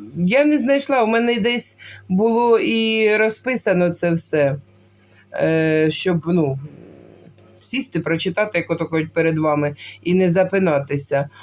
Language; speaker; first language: Ukrainian; non-native, local second language; Russian